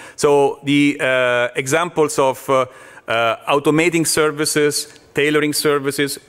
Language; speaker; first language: English; non-native, fluent; Italian